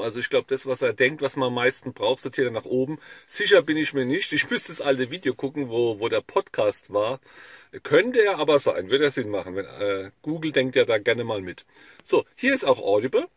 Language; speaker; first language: German; native; German